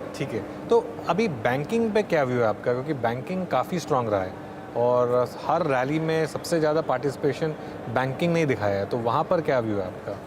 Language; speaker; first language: Hindi; native; Hindi